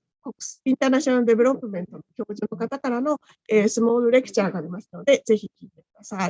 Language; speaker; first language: Japanese; native; Japanese